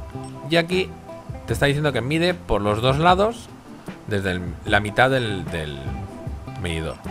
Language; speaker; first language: Spanish; native; Spanish